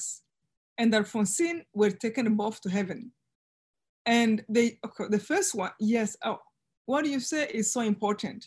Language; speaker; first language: English; non-native, local second language; Kinyarwanda